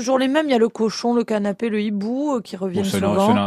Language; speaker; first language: French; native; French